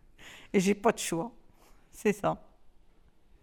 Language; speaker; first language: French; non-native, learner; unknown